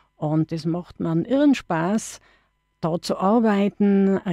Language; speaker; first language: German; native; German